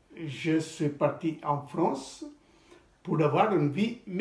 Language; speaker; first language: French; non-native, fluent; Portuguese